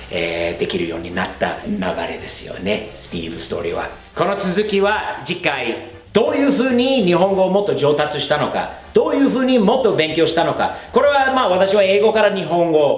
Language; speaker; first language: Japanese; non-native, fluent; English